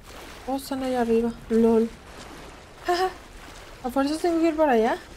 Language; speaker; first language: Spanish; native; Spanish